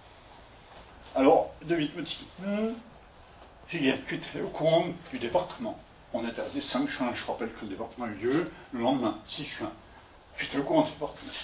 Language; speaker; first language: French; native; French